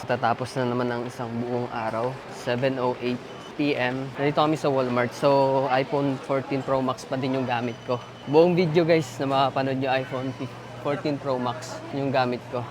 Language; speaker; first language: Filipino; native; Filipino